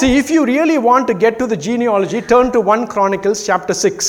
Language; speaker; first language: English; non-native, local second language; Tamil